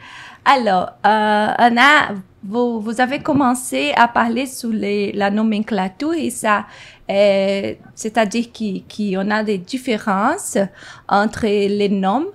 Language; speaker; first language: French; non-native, fluent; Portuguese